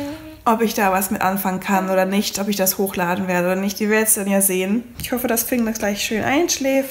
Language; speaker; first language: German; native; German